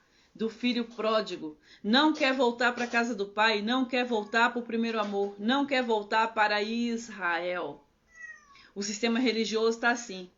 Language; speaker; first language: Portuguese; native; Portuguese